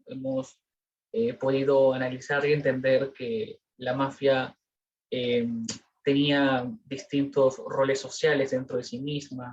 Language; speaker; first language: Spanish; native; Spanish